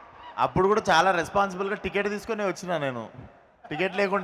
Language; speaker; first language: Telugu; native; Telugu